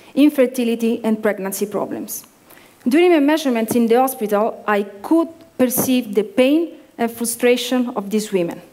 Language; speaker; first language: English; non-native, fluent; Italian